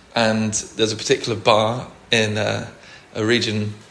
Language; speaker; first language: English; native; English